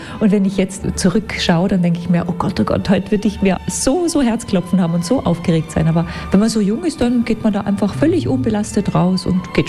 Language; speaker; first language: German; native; German